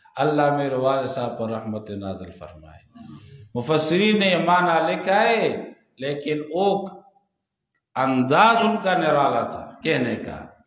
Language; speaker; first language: Urdu; non-native, local second language; Pashto